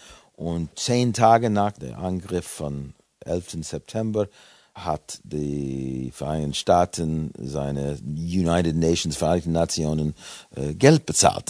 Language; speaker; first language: German; non-native, fluent; English